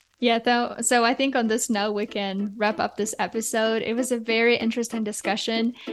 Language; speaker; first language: English; non-native, fluent; Russian